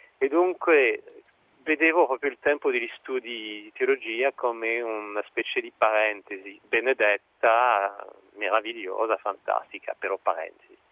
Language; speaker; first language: Italian; non-native, fluent; French